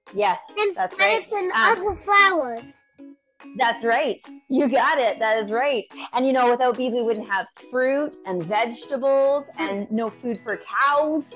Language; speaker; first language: English; native; English